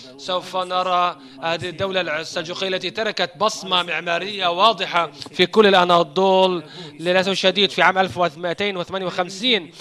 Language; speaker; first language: Arabic; non-native, fluent; Turkish